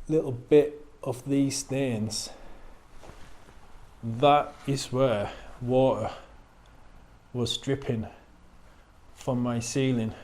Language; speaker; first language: English; native; English